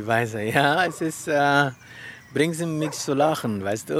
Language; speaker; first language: German; non-native, learner; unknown